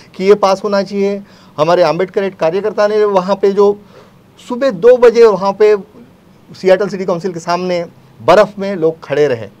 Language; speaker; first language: Hindi; native; Hindi